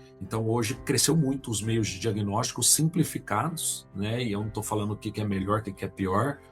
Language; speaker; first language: Portuguese; native; Portuguese